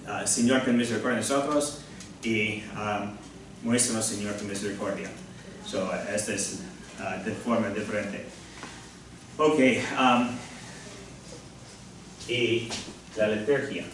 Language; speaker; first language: Spanish; non-native, fluent; English